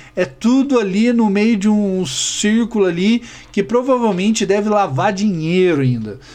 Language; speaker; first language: Portuguese; native; Portuguese